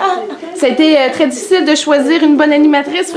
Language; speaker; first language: French; native; French